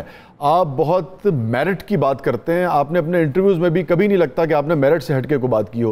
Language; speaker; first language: Urdu; native; Urdu